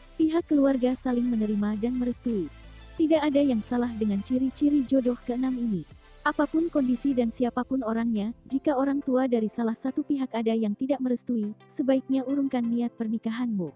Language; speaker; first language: Indonesian; native; Indonesian